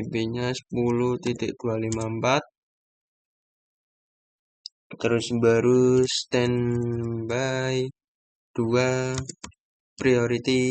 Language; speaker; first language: Indonesian; native; Indonesian